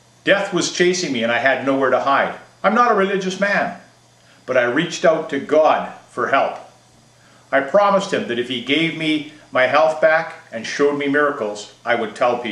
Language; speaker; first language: English; native; English